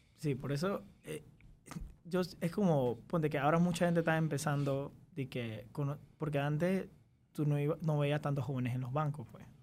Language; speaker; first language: Spanish; early bilingual, other home language; Chinese